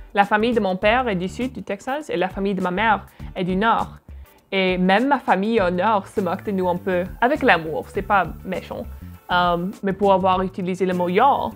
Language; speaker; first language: French; non-native, fluent; English